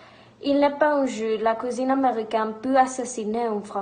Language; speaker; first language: French; non-native, learner; English